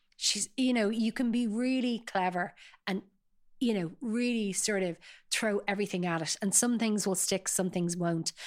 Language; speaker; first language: English; native; English